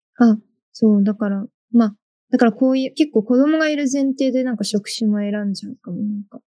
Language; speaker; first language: Japanese; early bilingual, other home language; Chinese